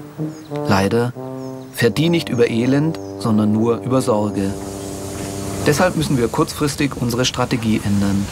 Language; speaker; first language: German; native; German